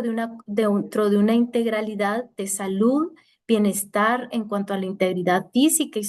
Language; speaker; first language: Spanish; native; Spanish